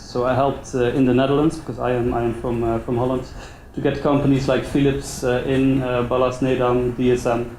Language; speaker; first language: English; non-native, fluent; Dutch